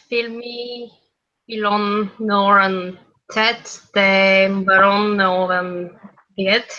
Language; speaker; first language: Albanian; non-native, learner; Bulgarian